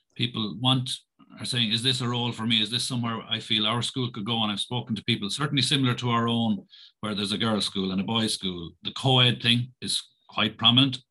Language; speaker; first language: English; native; English